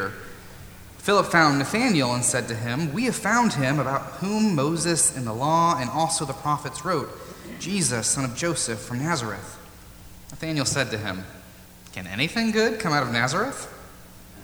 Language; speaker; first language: English; native; English